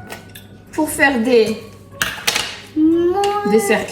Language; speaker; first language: French; native; French